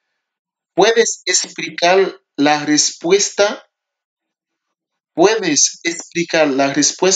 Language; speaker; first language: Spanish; non-native, learner; Haitian Creole